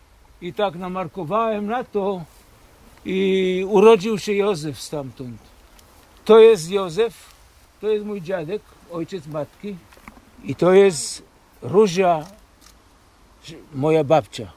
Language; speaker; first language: Polish; early bilingual, heritage; Polish